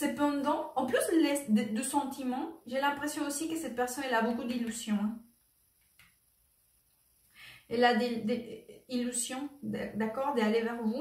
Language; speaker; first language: French; non-native, fluent; Spanish